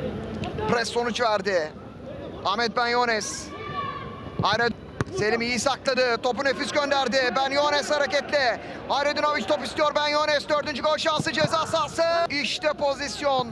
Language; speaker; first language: Turkish; native; Turkish